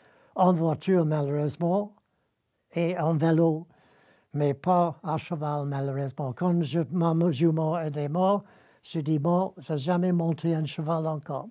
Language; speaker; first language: French; non-native, fluent; English